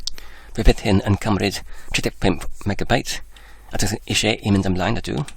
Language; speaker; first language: Welsh; non-native, learner; English